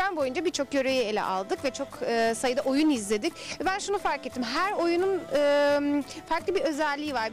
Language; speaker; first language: Turkish; native; Turkish